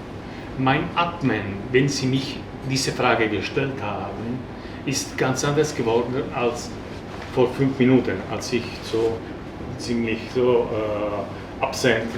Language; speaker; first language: German; non-native, fluent; Italian